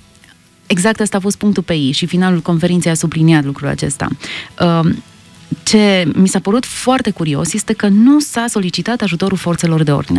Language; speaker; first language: Romanian; native; Romanian